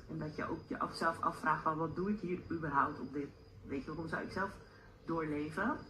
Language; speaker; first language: Dutch; native; Dutch